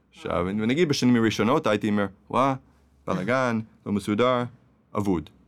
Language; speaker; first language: Hebrew; non-native, fluent; English